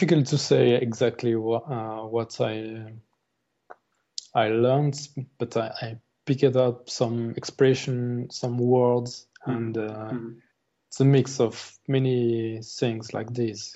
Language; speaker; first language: English; non-native, learner; German